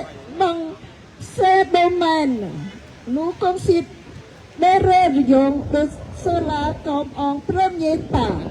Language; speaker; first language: French; non-native, fluent; Khmer